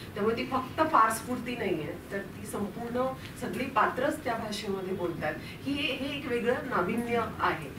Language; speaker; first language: Marathi; native; Marathi